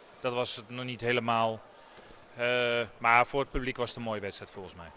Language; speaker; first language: Dutch; native; Dutch